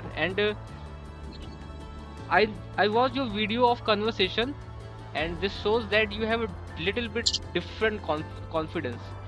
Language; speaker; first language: English; non-native, local second language; Hindi